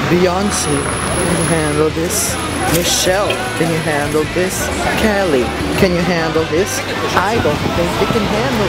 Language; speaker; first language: English; non-native, local second language; Filipino